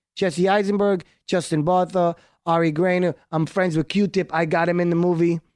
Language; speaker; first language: English; early bilingual, other home language; Hebrew